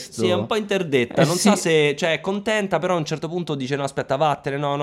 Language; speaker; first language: Italian; native; Italian